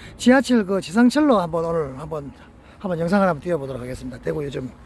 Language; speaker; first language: Korean; native; Korean